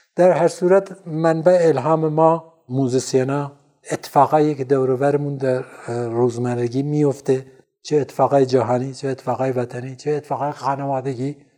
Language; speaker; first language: Persian; non-native, local second language; Central Kurdish